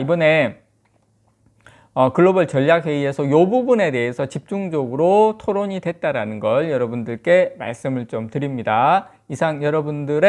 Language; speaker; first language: Korean; native; Korean